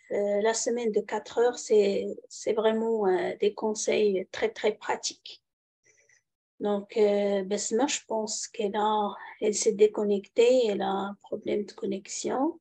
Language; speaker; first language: French; non-native, local second language; Arabic